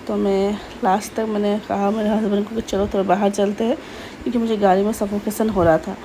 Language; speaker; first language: Hindi; non-native, local second language; Bangla